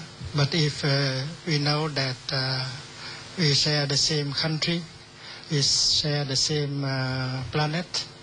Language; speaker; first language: English; non-native, fluent; Vietnamese